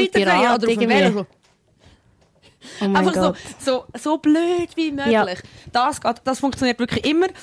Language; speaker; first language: German; native; German